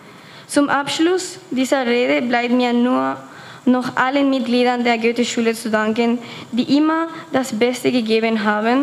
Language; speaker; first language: German; non-native, fluent; Spanish